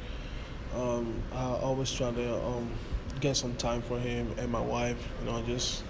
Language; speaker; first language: English; non-native, fluent; Spanish